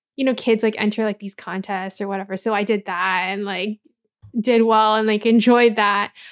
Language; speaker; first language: English; native; English